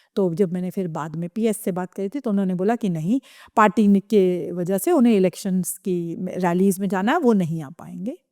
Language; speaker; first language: Hindi; native; Hindi